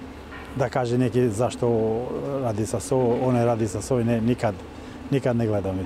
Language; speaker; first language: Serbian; non-native, local second language; Albanian